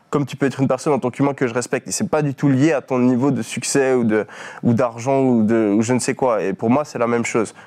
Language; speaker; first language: French; native; French